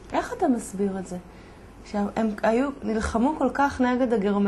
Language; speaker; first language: Hebrew; native; Hebrew